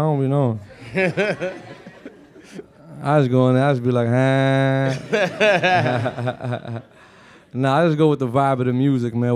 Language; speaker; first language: English; non-native, fluent; Arabic